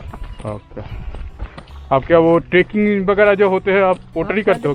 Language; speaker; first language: Hindi; non-native, local second language; Bangla